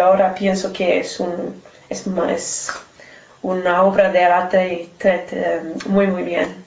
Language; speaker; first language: Spanish; non-native, learner; English